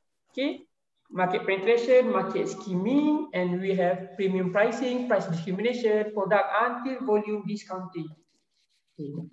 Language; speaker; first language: English; non-native, local second language; Malay